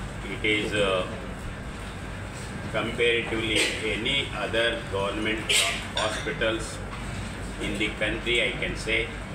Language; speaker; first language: English; non-native, local second language; Telugu